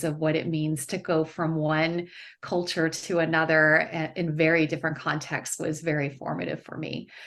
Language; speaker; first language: English; native; English